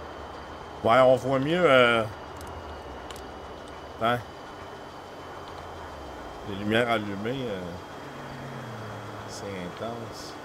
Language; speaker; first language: French; native; French